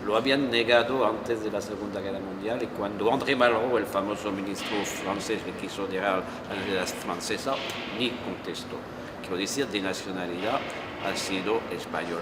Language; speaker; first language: Spanish; non-native, fluent; French